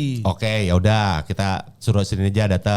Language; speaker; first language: Indonesian; native; Indonesian